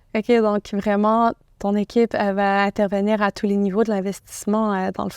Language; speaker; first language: French; native; French